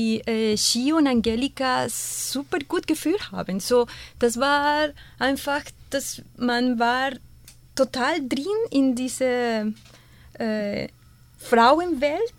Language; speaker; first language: German; non-native, fluent; Spanish